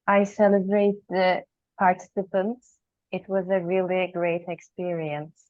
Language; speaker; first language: English; non-native, learner; Turkish